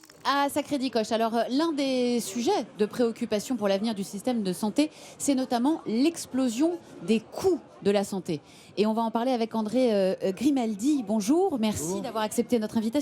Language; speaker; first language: French; native; French